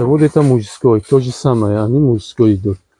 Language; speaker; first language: Russian; non-native, learner; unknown